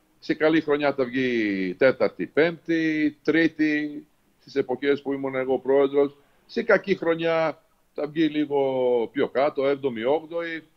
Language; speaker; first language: Greek; non-native, fluent; Serbian